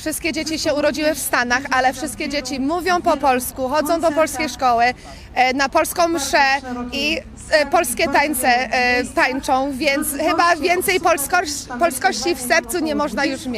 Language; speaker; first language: Polish; early bilingual, heritage; Polish